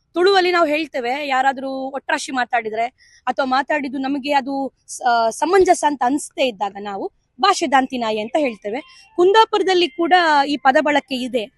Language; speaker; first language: Kannada; non-native, local second language; Tulu